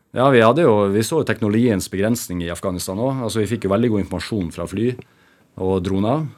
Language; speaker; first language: Norwegian; native; Norwegian